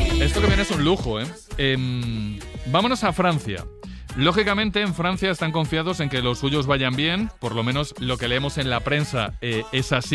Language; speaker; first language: Spanish; native; Spanish